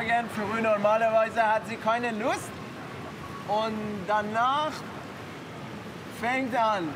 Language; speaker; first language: German; non-native, learner; Persian